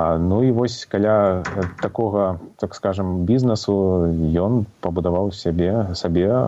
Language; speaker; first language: Belarusian; non-native, local second language; Russian